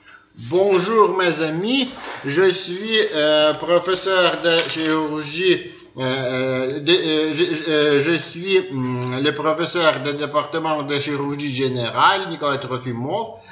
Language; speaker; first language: French; non-native, learner; Ukrainian